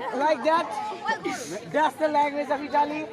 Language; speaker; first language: English; non-native, learner; Nepali